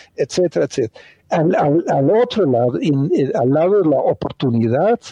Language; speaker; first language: Spanish; non-native, fluent; Dutch